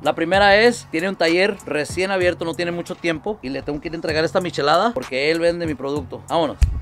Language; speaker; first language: Spanish; early bilingual, heritage; Spanish